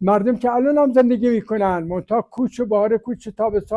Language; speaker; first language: Persian; native; Persian